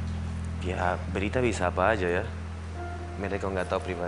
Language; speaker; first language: Indonesian; non-native, learner; Spanish